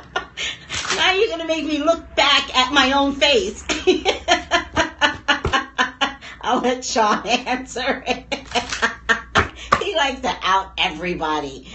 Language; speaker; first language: English; native; English